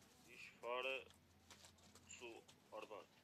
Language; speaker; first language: German; non-native, learner; Macedonian